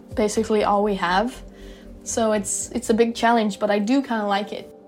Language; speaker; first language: English; non-native, fluent; Dutch